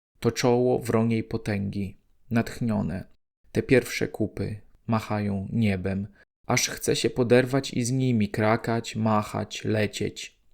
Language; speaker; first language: Polish; native; Polish